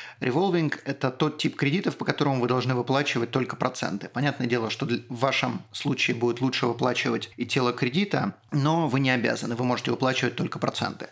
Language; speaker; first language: Russian; native; Russian